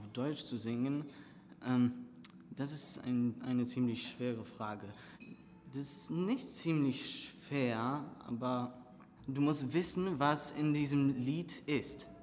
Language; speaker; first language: German; non-native, fluent; Polish